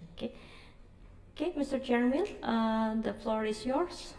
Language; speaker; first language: English; non-native, learner; Indonesian